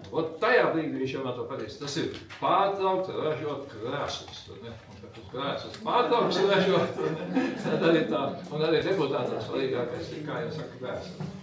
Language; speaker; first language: Latvian; native; Latvian